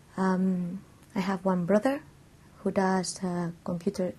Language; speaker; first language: English; non-native, fluent; Spanish